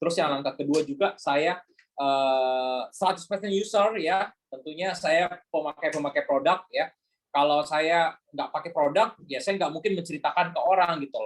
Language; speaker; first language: Indonesian; native; Indonesian